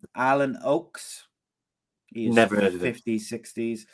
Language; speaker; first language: English; native; English